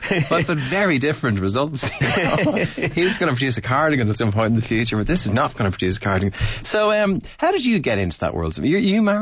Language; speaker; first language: English; native; English